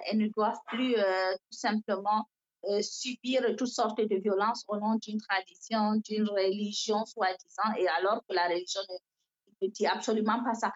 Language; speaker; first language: French; non-native, local second language; Fula